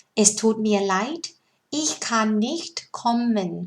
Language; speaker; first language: German; non-native, learner; Thai